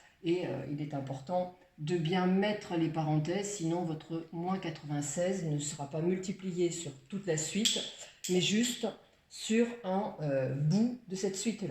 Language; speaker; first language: French; native; French